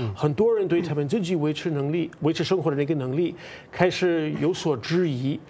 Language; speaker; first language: Chinese; non-native, fluent; English